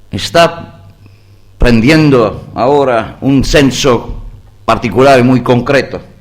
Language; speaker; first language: Spanish; non-native, learner; Greek